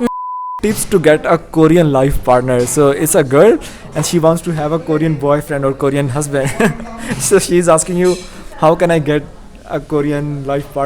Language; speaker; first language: English; non-native, local second language; Urdu